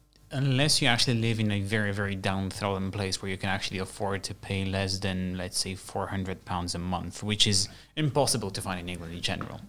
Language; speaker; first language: English; non-native, fluent; Bulgarian